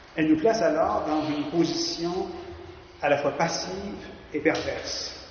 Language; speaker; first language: French; native; French